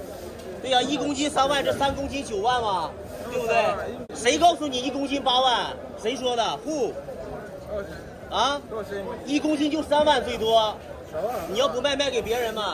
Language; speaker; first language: Chinese; native; Chinese